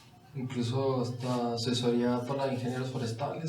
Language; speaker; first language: Spanish; native; Spanish